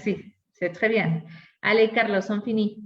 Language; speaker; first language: French; non-native, fluent; Spanish